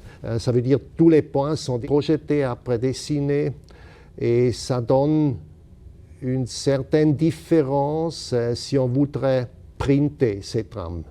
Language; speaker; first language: French; non-native, fluent; German